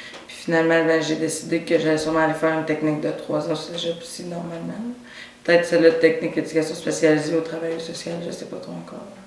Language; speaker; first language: French; native; French